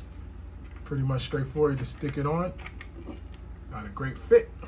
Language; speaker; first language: English; native; English